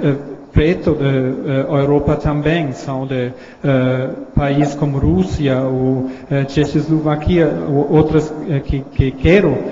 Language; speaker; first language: Portuguese; non-native, learner; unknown